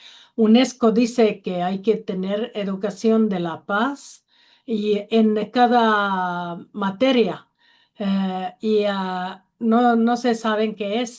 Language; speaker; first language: Spanish; non-native, learner; Finnish